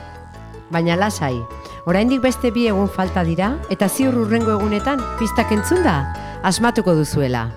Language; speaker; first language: Basque; native; Basque